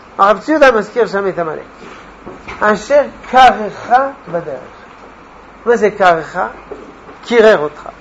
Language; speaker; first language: Hebrew; non-native, fluent; French